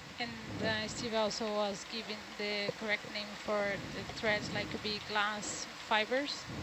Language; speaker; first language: English; non-native, fluent; Portuguese